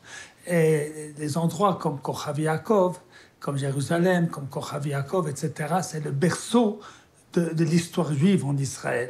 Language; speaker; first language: French; native; French